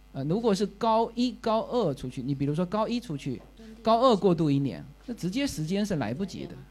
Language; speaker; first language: Chinese; native; Chinese